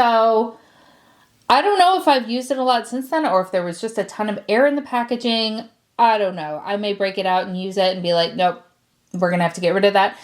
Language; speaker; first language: English; native; English